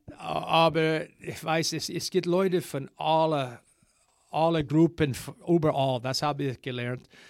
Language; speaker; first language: German; non-native, learner; English